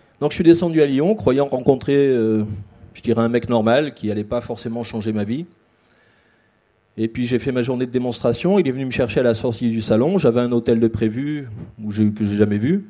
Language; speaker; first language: French; native; French